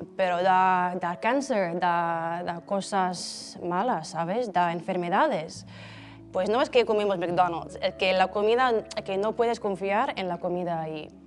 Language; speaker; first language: Spanish; non-native, fluent; English